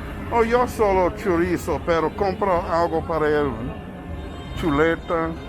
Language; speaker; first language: Spanish; non-native, learner; English